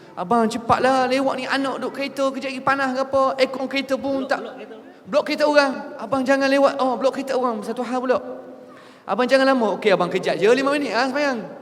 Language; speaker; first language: Malay; non-native, fluent; Arabic